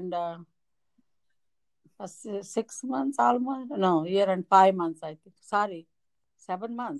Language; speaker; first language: English; non-native, local second language; Telugu